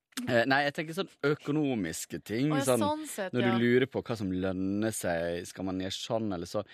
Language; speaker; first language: Norwegian; native; Norwegian